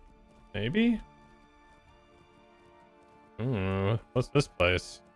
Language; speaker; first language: English; native; English